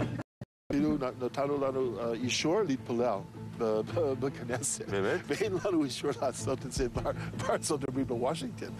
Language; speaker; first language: Hebrew; non-native, fluent; English